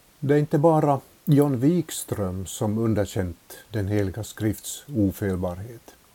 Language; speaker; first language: Swedish; native; Swedish